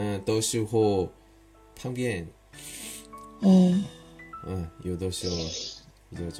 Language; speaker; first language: Chinese; non-native, learner; Korean